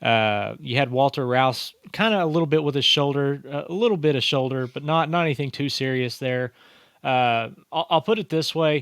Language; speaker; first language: English; native; English